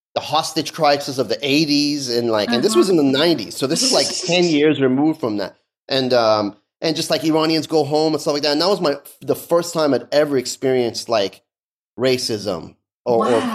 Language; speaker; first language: English; early bilingual, other home language; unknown